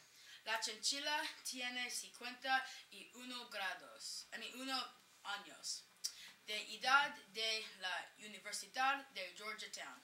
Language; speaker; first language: Spanish; non-native, learner; English